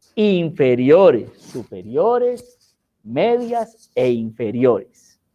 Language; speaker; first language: Spanish; native; Spanish